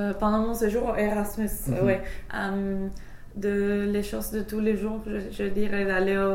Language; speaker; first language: French; non-native, fluent; English